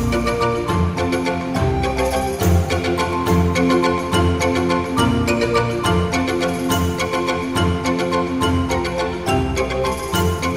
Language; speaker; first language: English; native; English